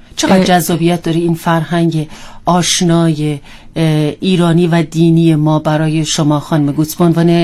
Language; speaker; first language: Persian; native; Persian